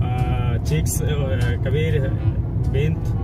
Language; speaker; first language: Arabic; non-native, learner; Bangla